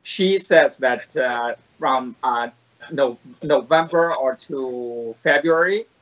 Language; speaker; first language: English; non-native, fluent; Chinese